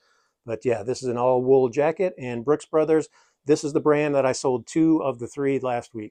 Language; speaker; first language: English; native; English